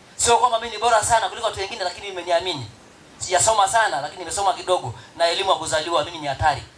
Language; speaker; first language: Swahili; non-native, local second language; Masai